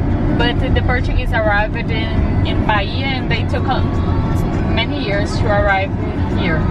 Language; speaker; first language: English; non-native, fluent; Portuguese